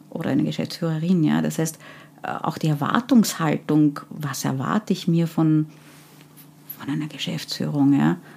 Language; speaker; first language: German; early bilingual, other home language; Persian